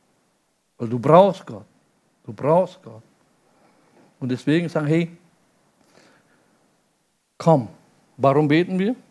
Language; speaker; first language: German; non-native, fluent; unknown